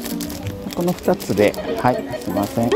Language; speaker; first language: Japanese; native; Japanese